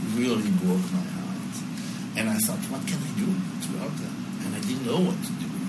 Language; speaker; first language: English; non-native, fluent; French